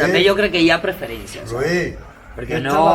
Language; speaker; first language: Catalan; non-native, fluent; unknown